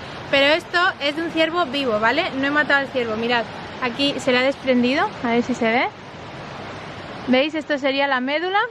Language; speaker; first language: Spanish; native; Spanish